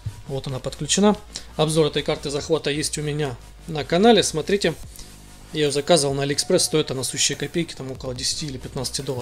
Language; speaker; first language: Russian; native; Russian